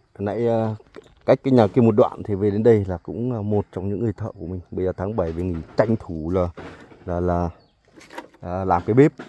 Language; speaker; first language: Vietnamese; non-native, local second language; Iu Mien